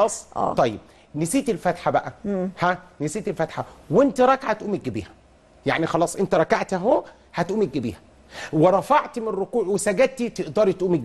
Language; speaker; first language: Arabic; native; Arabic